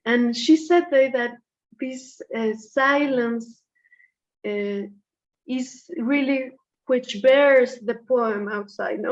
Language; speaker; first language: English; non-native, fluent; Spanish